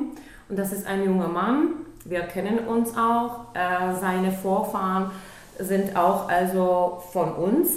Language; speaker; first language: German; non-native, local second language; Czech